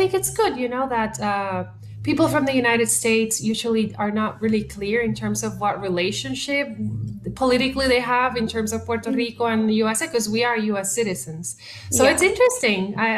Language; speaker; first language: English; non-native, fluent; Spanish